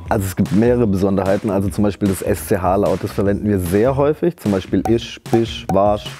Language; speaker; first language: German; native; German